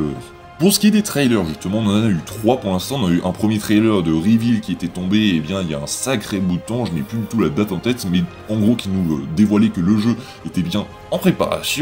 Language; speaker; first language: French; native; French